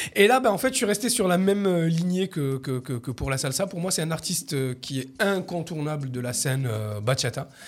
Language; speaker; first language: French; native; French